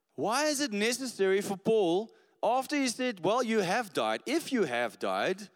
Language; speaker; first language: English; non-native, local second language; Afrikaans